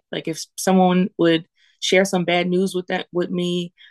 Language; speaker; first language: English; native; English